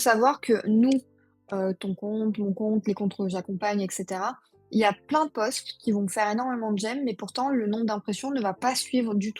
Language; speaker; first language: French; native; French